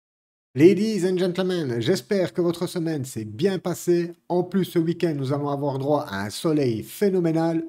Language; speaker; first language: French; native; French